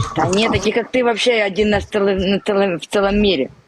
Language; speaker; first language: Ukrainian; native; Ukrainian